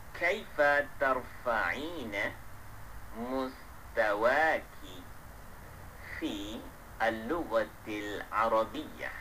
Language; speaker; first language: Arabic; non-native, fluent; Malay